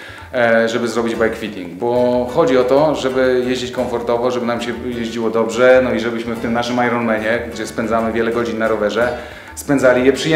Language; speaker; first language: Polish; native; Polish